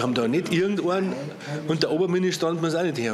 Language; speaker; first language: German; native; German